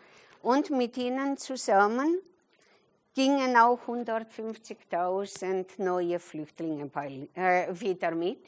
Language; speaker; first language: German; non-native, fluent; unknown